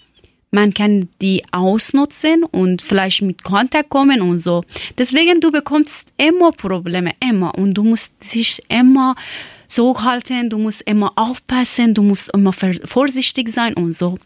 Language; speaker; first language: German; non-native, learner; Persian